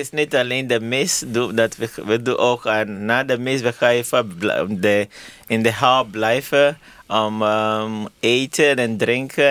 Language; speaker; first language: Dutch; non-native, learner; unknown